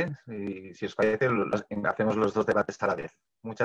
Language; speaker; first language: Spanish; native; Spanish